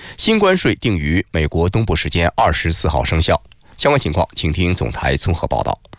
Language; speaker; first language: Chinese; native; Chinese